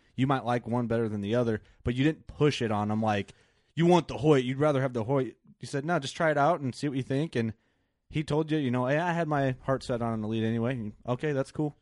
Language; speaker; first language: English; native; English